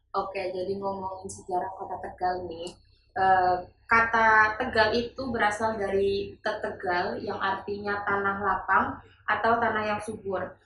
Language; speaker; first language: Indonesian; non-native, local second language; Javanese